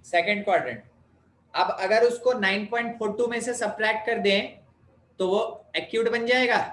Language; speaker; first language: Hindi; native; Hindi